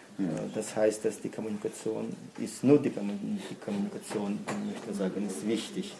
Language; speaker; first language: German; non-native, fluent; Russian